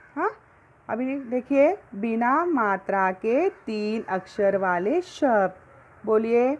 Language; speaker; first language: Hindi; non-native, local second language; Marathi